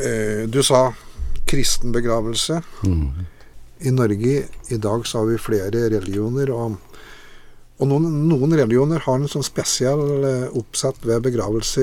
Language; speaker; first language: Norwegian; native; Norwegian